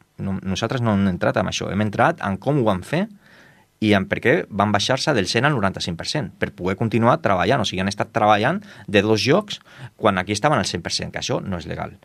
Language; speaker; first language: Catalan; non-native, local second language; Spanish